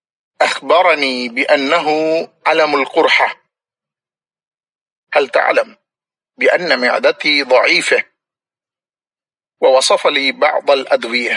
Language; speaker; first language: Arabic; non-native, fluent; Malayalam